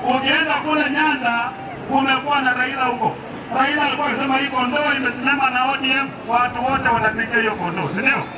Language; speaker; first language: Swahili; non-native, local second language; Luyia